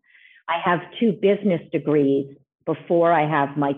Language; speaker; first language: English; native; English